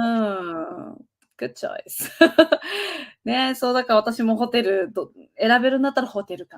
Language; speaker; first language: Japanese; native; Japanese